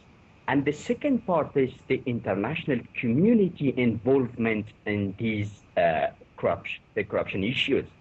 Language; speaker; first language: English; non-native, fluent; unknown